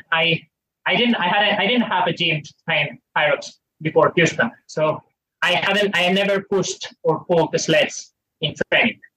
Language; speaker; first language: English; non-native, fluent; Spanish